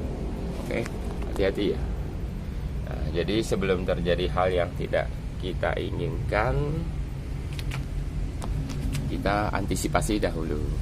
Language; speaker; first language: Indonesian; native; Indonesian